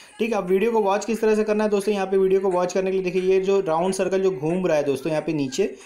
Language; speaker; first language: Hindi; native; Hindi